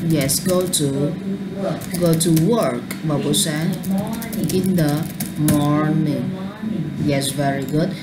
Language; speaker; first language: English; non-native, learner; Vietnamese